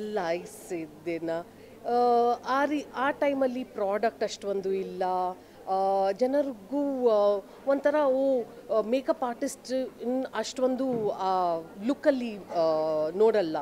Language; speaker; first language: Kannada; non-native, fluent; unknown